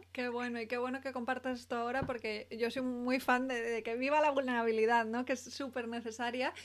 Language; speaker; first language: Spanish; native; Spanish